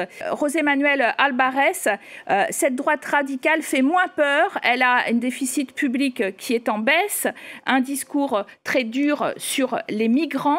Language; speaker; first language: French; native; French